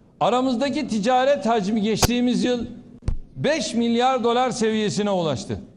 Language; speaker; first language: Turkish; native; Turkish